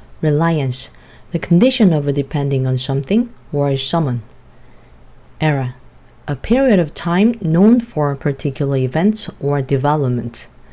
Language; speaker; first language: English; non-native, fluent; Korean